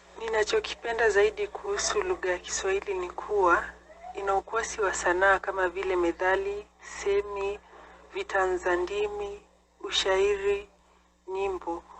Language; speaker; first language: Swahili; non-native, local second language; Kikuyu